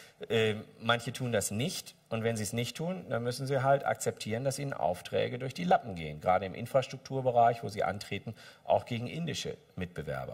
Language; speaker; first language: German; native; German